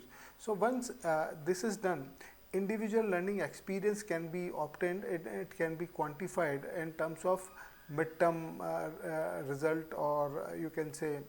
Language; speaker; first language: English; non-native, local second language; Hindi